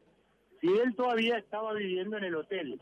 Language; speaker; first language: Spanish; native; Spanish